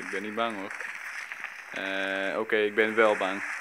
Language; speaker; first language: Dutch; native; Dutch